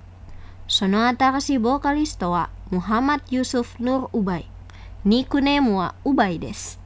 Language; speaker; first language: Japanese; non-native, fluent; Indonesian